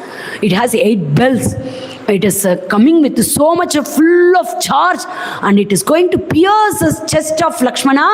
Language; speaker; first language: English; non-native, local second language; Tamil